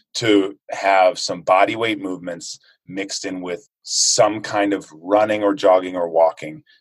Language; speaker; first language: English; native; English